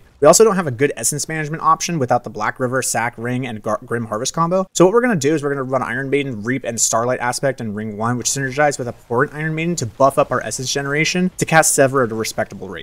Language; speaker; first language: English; native; English